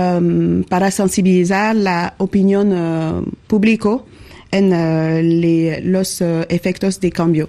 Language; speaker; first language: Spanish; non-native, learner; French